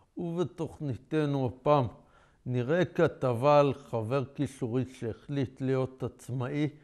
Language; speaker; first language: Hebrew; native; Hebrew